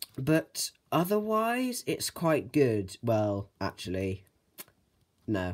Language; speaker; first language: English; native; English